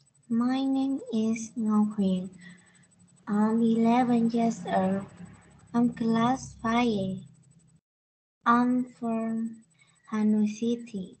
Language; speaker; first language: English; non-native, learner; Vietnamese